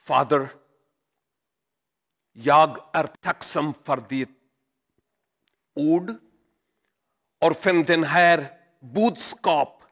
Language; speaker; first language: Swedish; non-native, learner; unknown